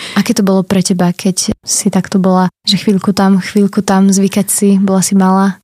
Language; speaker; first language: Slovak; native; Slovak